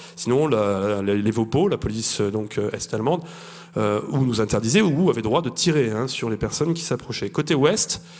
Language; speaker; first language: French; native; French